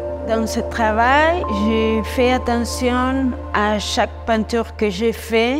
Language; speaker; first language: French; non-native, fluent; Spanish